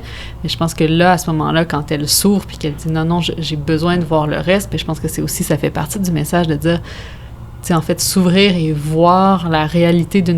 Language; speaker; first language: French; native; French